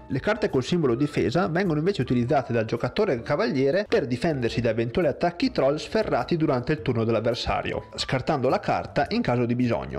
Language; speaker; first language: Italian; native; Italian